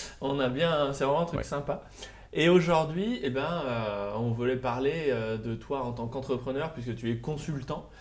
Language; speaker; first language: French; native; French